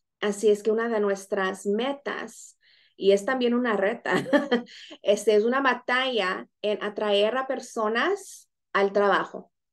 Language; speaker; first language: Spanish; native; Spanish